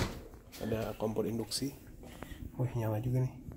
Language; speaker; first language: Indonesian; native; Indonesian